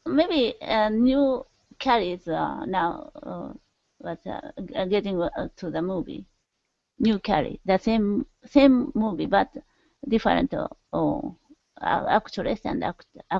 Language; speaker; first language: English; non-native, learner; Japanese